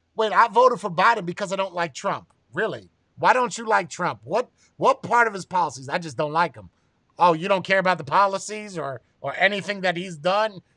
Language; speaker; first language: English; native; English